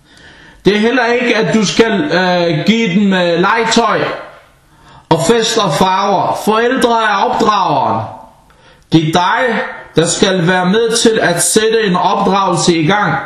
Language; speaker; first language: Danish; non-native, fluent; Arabic